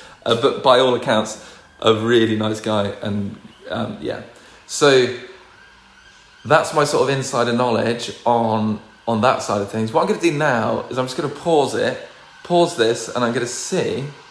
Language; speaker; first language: English; native; English